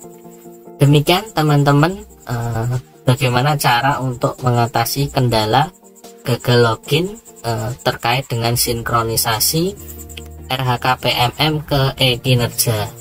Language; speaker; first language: Indonesian; native; Indonesian